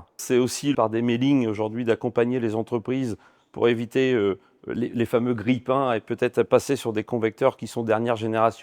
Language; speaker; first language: French; native; French